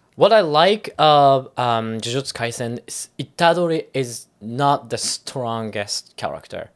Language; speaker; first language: English; non-native, learner; Japanese